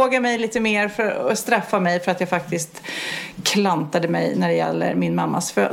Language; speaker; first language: Swedish; native; Swedish